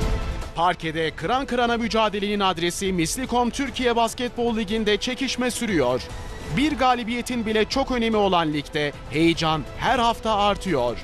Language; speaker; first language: Turkish; native; Turkish